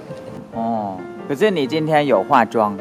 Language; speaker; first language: Chinese; non-native, fluent; Thai